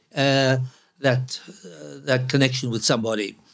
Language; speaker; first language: English; non-native, local second language; Cantonese